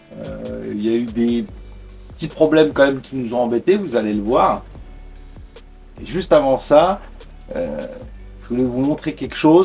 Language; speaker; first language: French; native; French